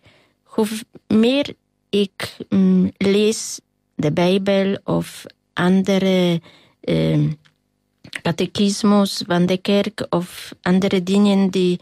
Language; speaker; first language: Dutch; non-native, learner; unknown